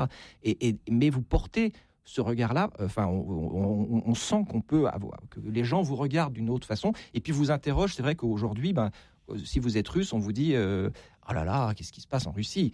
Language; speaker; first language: French; native; French